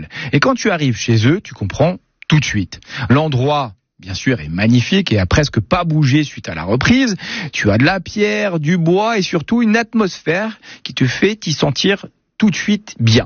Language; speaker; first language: French; native; French